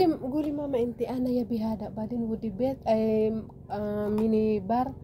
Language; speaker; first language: Arabic; non-native, learner; Filipino